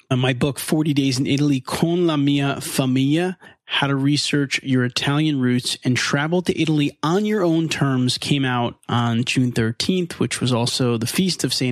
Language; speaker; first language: English; native; English